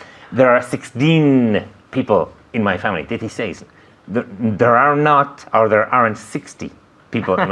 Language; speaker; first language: English; non-native, fluent; Spanish